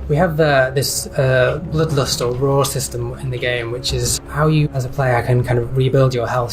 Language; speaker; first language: English; native; English